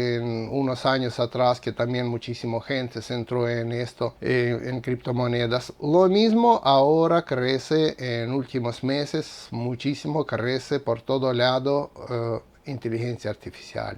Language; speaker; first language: Spanish; non-native, fluent; Russian